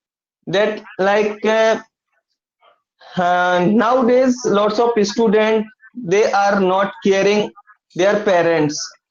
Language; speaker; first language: English; non-native, learner; Hindi